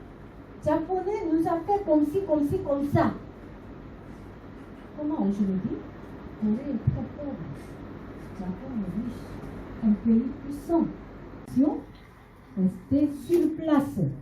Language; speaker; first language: French; non-native, learner; Korean